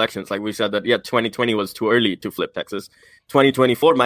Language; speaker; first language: English; non-native, local second language; Bangla